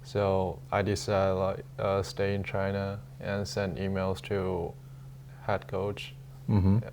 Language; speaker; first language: English; non-native, learner; Chinese